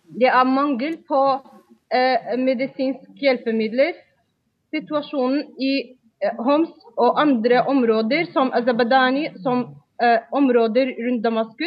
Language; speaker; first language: Norwegian; non-native, fluent; Arabic